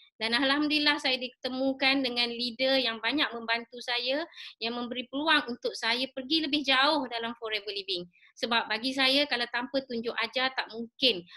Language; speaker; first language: Malay; native; Malay